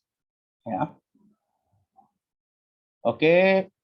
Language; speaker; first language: English; non-native, learner; Indonesian